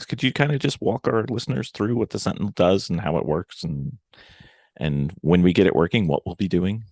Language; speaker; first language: English; native; English